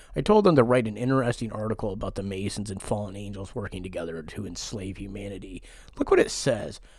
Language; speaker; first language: English; native; English